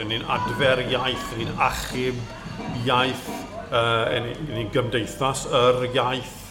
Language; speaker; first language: Welsh; native; Welsh